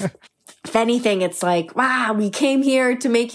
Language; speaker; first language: English; native; English